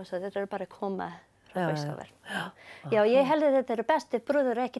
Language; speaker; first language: Icelandic; non-native, learner; English